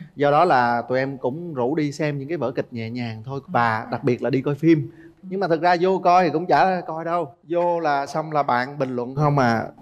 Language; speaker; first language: Vietnamese; native; Vietnamese